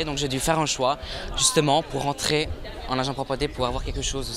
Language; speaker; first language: French; native; French